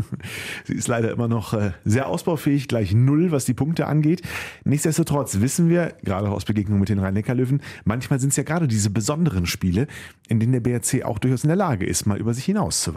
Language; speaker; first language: German; native; German